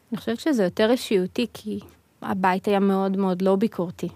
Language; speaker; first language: Hebrew; early bilingual, other home language; Russian